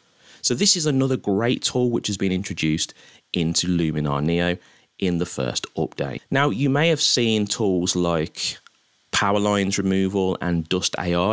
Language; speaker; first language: English; native; English